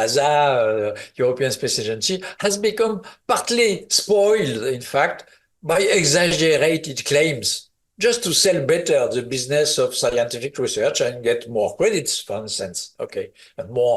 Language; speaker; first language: English; non-native, fluent; French